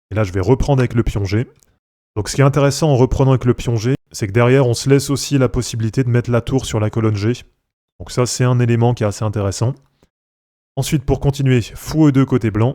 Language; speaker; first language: French; native; French